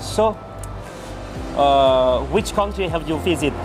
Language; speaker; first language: English; non-native, learner; Indonesian